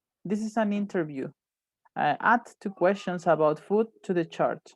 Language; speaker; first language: English; non-native, fluent; Spanish